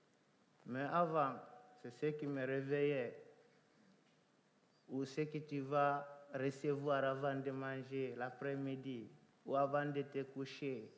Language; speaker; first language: French; non-native, local second language; Fula